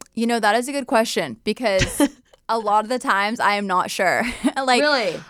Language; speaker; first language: English; native; English